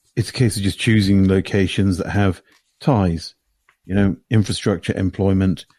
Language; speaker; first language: English; native; English